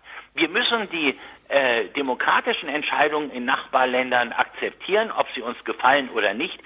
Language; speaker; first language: German; native; German